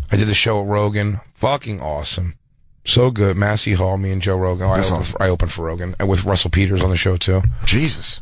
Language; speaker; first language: English; native; English